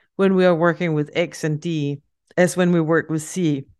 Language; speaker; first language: English; non-native, fluent; Danish